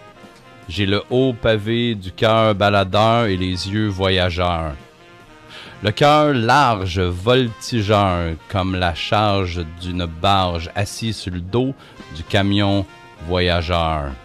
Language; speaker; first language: French; native; French